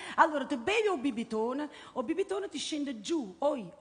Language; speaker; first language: Italian; native; Italian